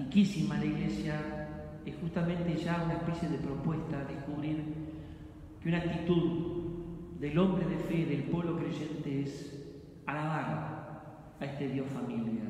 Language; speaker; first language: Spanish; native; Spanish